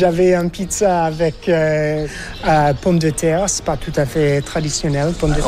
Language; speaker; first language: French; non-native, fluent; English